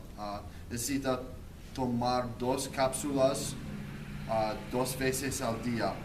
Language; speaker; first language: Spanish; non-native, learner; English